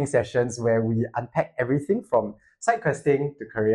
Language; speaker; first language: English; native; English